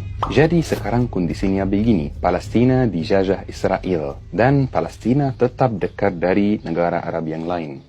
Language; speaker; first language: Indonesian; non-native, fluent; Arabic